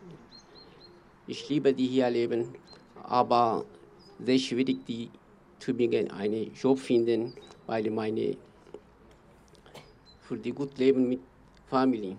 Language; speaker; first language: German; non-native, learner; Kurdish